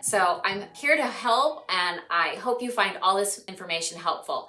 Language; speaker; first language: English; native; English